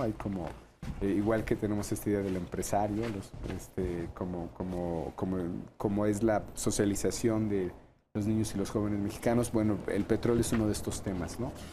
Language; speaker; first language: Spanish; native; Spanish